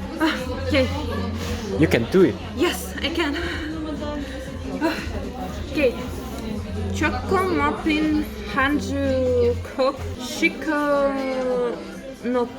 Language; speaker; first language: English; non-native, learner; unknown